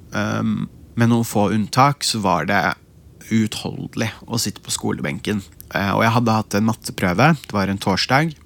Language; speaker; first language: Norwegian; early bilingual, other home language; Central Kurdish